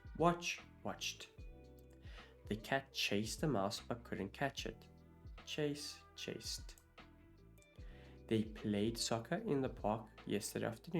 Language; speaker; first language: English; non-native, fluent; Italian